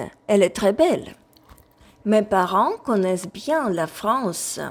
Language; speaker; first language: French; non-native, fluent; Ukrainian